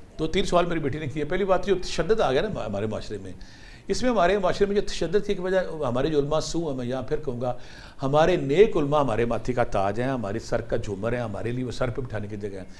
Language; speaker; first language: Urdu; non-native, local second language; Punjabi